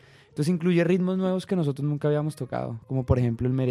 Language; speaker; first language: Spanish; native; Spanish